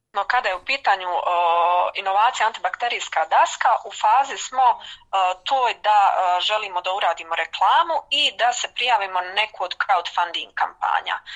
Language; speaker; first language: Bosnian; native; Bosnian